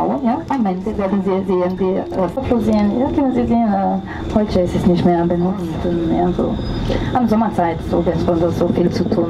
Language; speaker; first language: German; non-native, learner; Italian